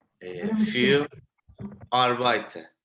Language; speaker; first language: German; non-native, learner; Turkish